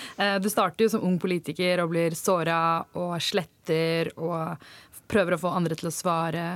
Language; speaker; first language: Norwegian; early bilingual, other home language; Tamil